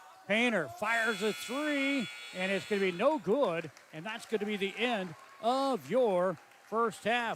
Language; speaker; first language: English; native; English